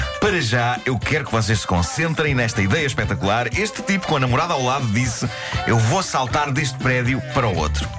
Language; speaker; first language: Portuguese; native; Portuguese